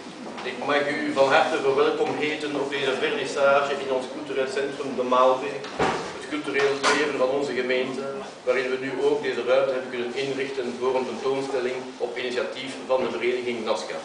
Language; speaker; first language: Dutch; native; Dutch